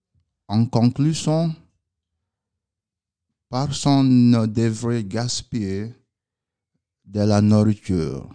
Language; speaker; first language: French; non-native, learner; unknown